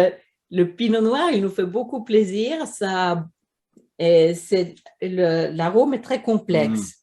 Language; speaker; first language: French; non-native, fluent; Swedish